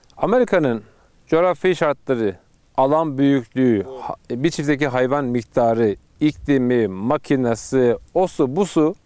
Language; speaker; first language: Turkish; native; Turkish